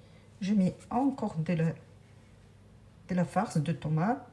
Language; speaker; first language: French; non-native, local second language; Arabic